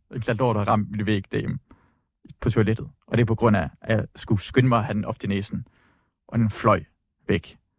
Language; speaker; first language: Danish; early bilingual, other home language; Persian